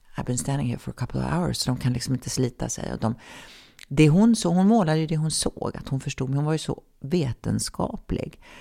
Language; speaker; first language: Swedish; native; Swedish